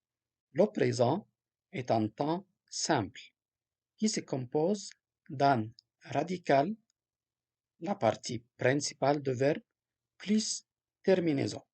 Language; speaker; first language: French; non-native, local second language; Arabic